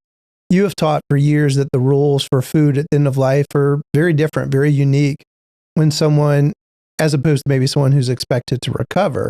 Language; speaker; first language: English; native; English